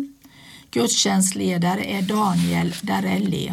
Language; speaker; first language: Swedish; native; Swedish